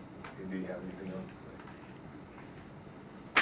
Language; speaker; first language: English; native; English